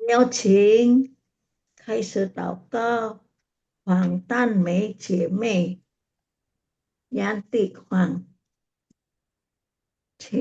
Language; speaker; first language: Chinese; non-native, learner; Indonesian